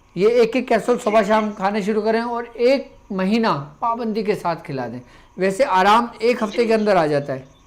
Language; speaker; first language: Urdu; native; Urdu